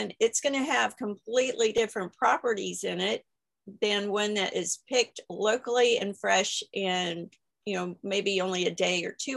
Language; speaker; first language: English; native; English